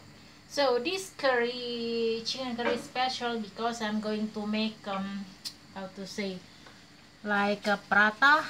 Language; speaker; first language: English; non-native, learner; Indonesian